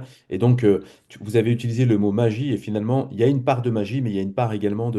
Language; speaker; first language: French; native; French